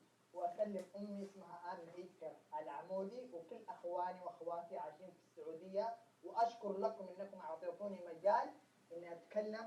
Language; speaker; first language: Arabic; early bilingual, other home language; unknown